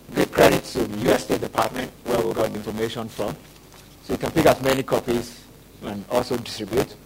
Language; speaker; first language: English; non-native, local second language; Yoruba